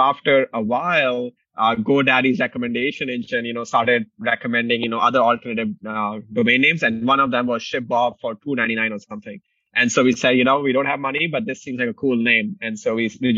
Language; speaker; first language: English; non-native, local second language; Hindi